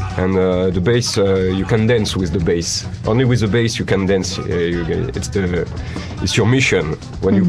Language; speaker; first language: English; non-native, learner; French